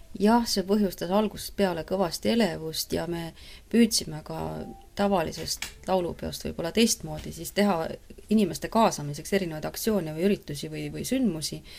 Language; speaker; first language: Estonian; native; Estonian